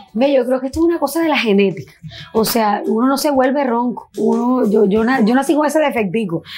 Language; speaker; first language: Spanish; native; Spanish